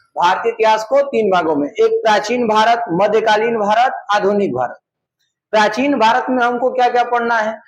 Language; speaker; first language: Hindi; native; Hindi